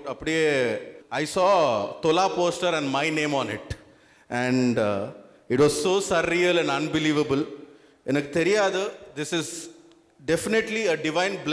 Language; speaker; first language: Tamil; non-native, learner; Telugu